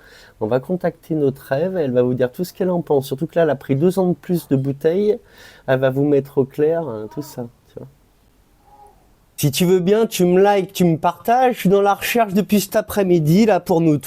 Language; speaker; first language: French; native; French